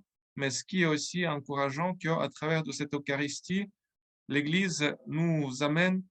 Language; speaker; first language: French; non-native, fluent; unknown